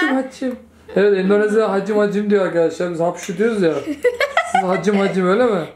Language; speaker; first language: Turkish; native; Turkish